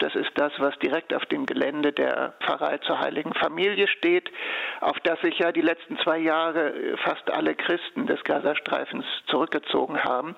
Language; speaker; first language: German; native; German